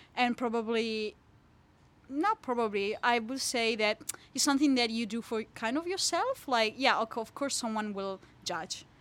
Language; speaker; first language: English; non-native, fluent; Italian